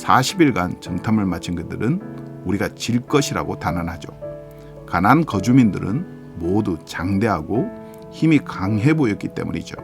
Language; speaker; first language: Korean; native; Korean